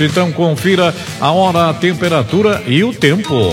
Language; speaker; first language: Portuguese; native; Portuguese